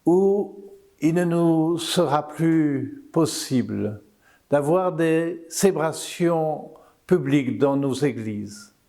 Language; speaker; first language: French; native; French